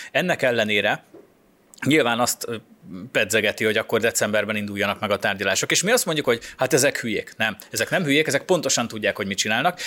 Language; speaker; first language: Hungarian; native; Hungarian